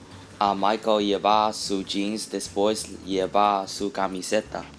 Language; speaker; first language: Spanish; non-native, learner; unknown